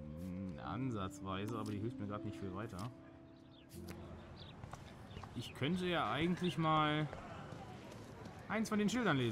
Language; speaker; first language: German; native; German